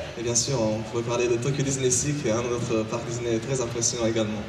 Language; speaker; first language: French; native; French